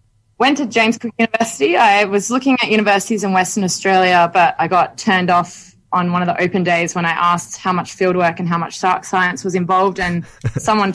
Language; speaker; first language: English; native; English